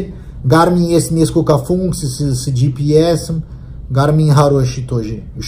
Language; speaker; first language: Russian; non-native, learner; Portuguese